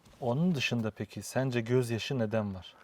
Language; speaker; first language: Turkish; native; Turkish